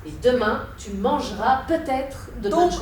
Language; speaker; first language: French; native; French